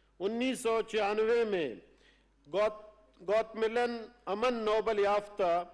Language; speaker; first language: Urdu; non-native, local second language; Baluchi